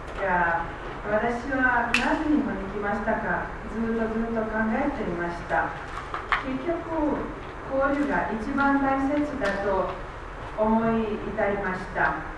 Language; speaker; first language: Japanese; non-native, learner; Romanian